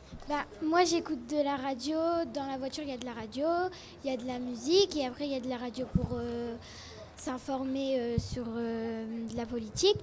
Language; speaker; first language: French; native; French